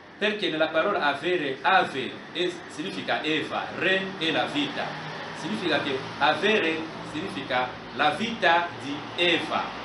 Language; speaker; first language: Italian; non-native, fluent; Lingala